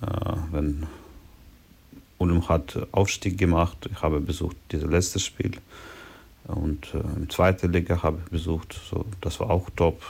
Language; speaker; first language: German; non-native, learner; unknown